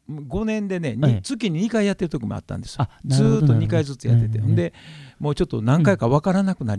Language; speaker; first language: Japanese; native; Japanese